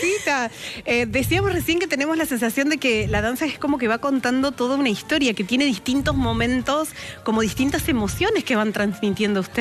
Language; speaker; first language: Spanish; native; Spanish